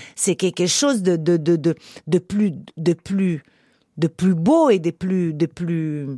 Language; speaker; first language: French; non-native, fluent; Portuguese